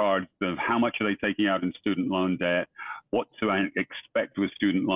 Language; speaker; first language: English; native; English